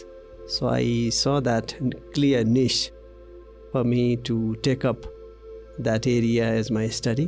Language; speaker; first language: English; non-native, local second language; Nepali